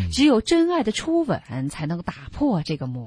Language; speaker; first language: Chinese; native; Chinese